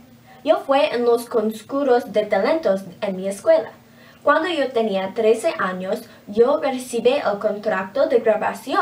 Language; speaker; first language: Spanish; non-native, learner; English